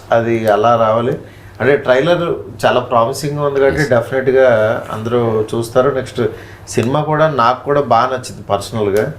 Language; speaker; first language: Telugu; native; Telugu